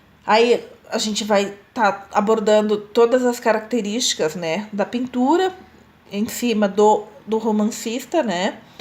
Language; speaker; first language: Portuguese; native; Portuguese